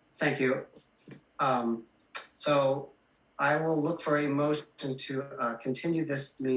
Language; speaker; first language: English; native; English